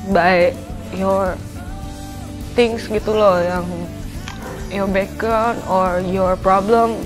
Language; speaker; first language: English; non-native, fluent; Indonesian